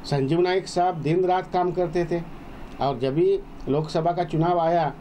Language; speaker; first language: Hindi; non-native, local second language; Marathi